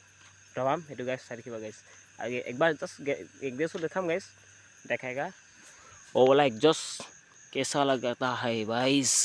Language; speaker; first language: Hindi; non-native, local second language; Assamese